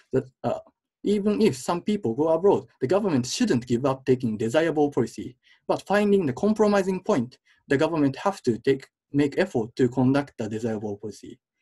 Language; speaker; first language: English; non-native, fluent; Japanese